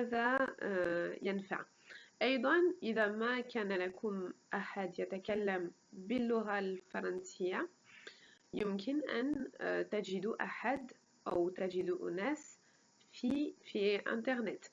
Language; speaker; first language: Arabic; non-native, fluent; French